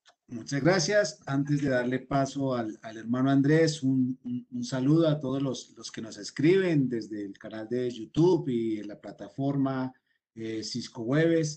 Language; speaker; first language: Spanish; native; Spanish